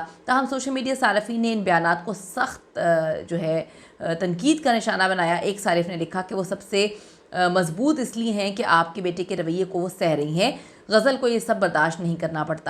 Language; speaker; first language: Urdu; native; Urdu